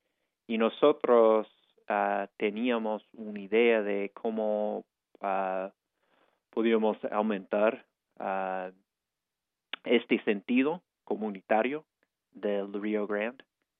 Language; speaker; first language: Spanish; non-native, fluent; English